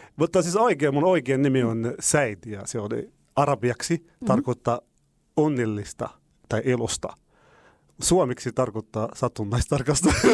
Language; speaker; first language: Finnish; non-native, learner; Arabic